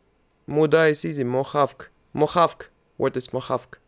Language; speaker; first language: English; non-native, fluent; Russian